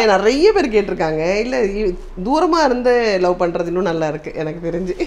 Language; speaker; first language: Tamil; native; Tamil